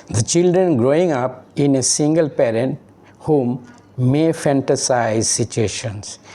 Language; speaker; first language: English; non-native, local second language; Bangla